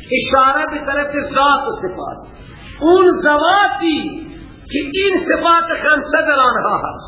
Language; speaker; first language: Persian; native; Persian